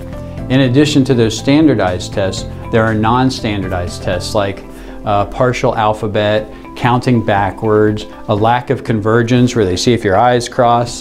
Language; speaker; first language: English; native; English